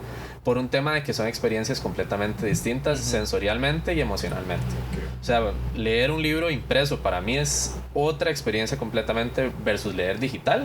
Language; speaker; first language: Spanish; native; Spanish